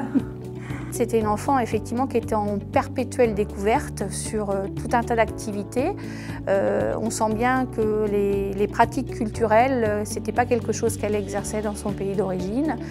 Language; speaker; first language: French; native; French